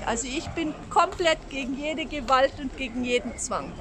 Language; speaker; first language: German; native; German